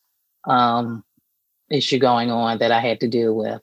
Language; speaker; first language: English; native; English